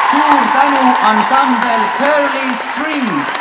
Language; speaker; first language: Estonian; native; Estonian